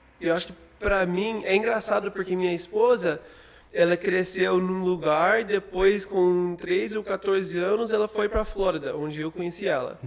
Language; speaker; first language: Portuguese; non-native, fluent; English